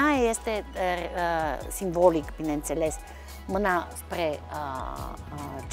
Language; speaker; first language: Romanian; non-native, fluent; Bulgarian